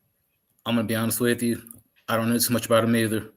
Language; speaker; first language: English; native; English